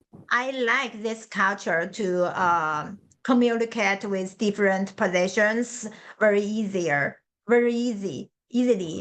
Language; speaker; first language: English; non-native, learner; Chinese